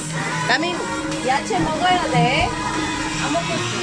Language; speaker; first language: Korean; non-native, learner; Bulgarian